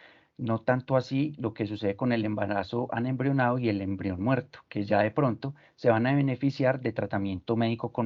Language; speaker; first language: Spanish; native; Spanish